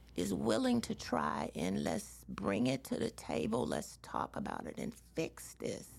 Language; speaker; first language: English; native; English